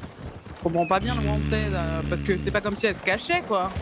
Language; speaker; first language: French; native; French